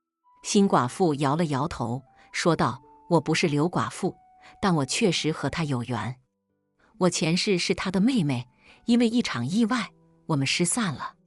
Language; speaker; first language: Chinese; native; Chinese